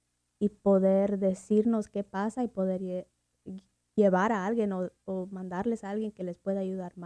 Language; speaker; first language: Spanish; early bilingual, heritage; Spanish